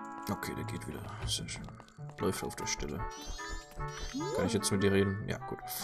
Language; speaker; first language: German; native; German